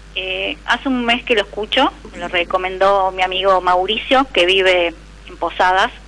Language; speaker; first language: Spanish; native; Spanish